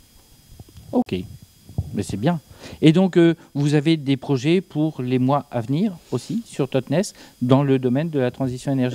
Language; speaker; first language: French; native; French